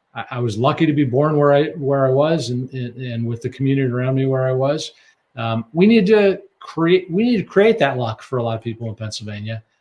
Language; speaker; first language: English; native; English